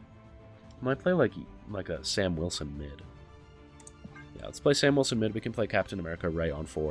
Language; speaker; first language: English; native; English